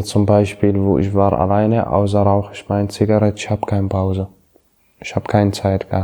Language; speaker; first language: German; non-native, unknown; Arabic